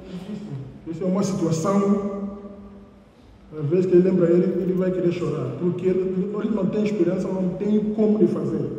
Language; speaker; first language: Portuguese; non-native, learner; Igbo